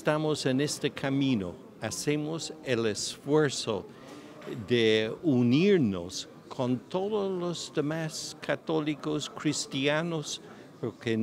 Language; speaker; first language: Spanish; non-native, fluent; English